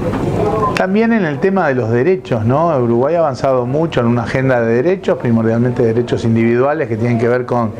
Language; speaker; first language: Spanish; native; Spanish